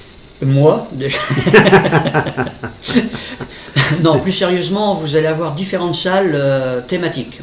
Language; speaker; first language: French; native; French